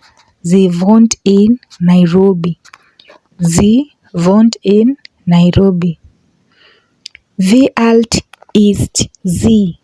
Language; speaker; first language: German; non-native, learner; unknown